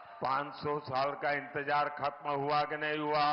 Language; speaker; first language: Hindi; non-native, local second language; Gujarati